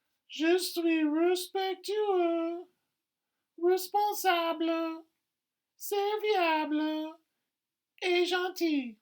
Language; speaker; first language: French; non-native, fluent; English